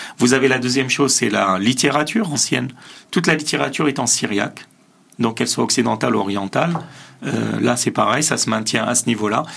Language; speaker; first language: French; early bilingual, other home language; Assyrian Neo-Aramaic